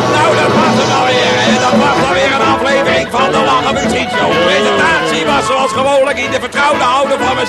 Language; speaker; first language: Dutch; native; Dutch